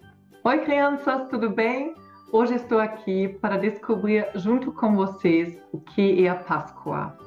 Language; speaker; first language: Portuguese; non-native, fluent; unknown